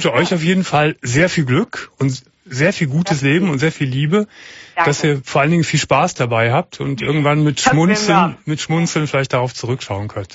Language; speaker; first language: German; native; German